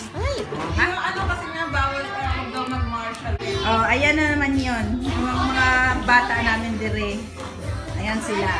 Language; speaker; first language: Filipino; non-native, local second language; Cebuano